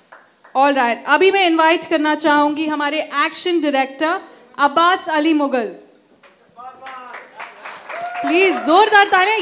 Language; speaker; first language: Hindi; native; Hindi